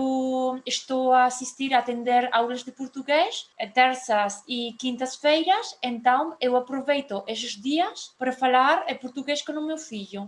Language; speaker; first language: Portuguese; non-native, fluent; Spanish